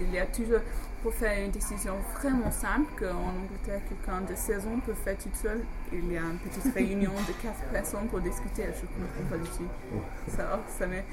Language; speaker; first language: French; non-native, fluent; English